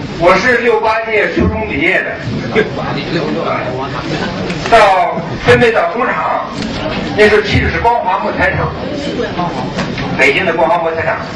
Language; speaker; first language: Chinese; early bilingual, other home language; English